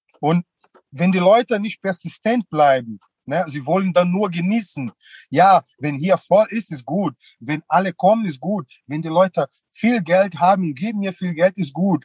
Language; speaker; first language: German; non-native, fluent; Portuguese